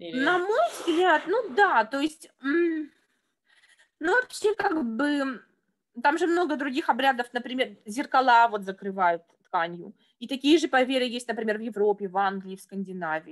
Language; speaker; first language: Russian; native; Russian